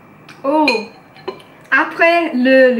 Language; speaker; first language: French; non-native, learner; English